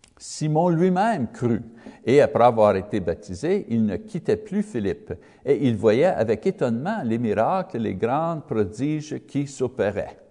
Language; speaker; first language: French; non-native, learner; English